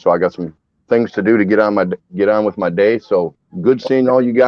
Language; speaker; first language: English; native; English